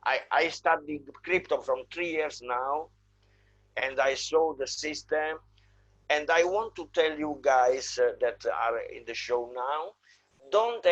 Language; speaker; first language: English; non-native, fluent; Italian